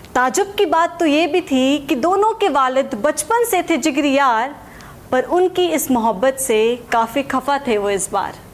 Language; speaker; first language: Hindi; native; Hindi